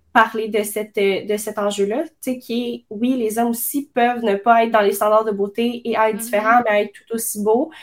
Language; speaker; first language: French; native; French